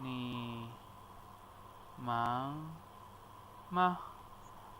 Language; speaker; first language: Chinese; non-native, learner; Thai